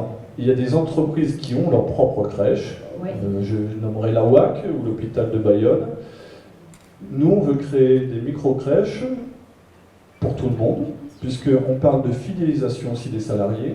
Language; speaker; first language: French; native; French